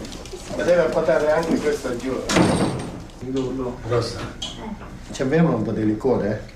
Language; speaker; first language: Italian; non-native, fluent; Tibetan